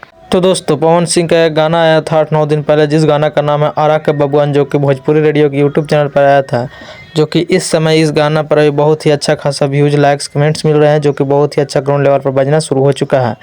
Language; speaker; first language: Hindi; non-native, local second language; Bhojpuri